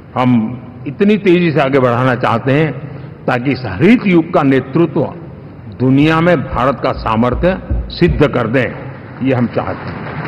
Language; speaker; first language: Hindi; non-native, local second language; Gujarati